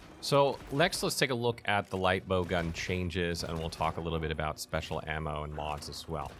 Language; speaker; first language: English; native; English